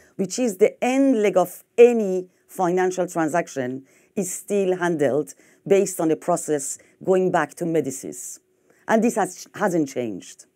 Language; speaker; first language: English; non-native, fluent; French